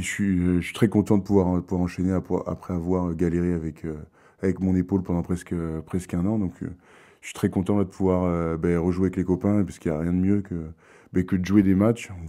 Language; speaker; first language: French; native; French